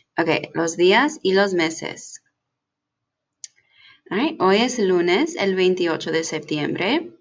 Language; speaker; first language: Spanish; non-native, fluent; English